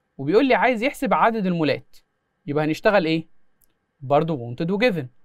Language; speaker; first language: Arabic; native; Arabic